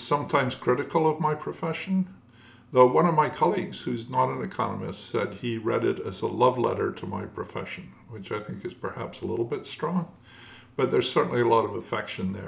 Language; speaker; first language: English; native; English